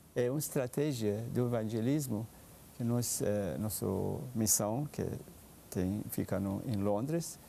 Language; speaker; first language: Portuguese; non-native, fluent; Persian